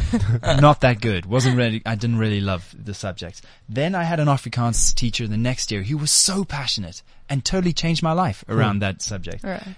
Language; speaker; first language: English; native; English